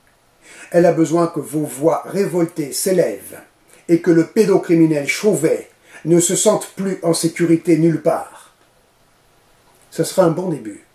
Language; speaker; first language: French; native; French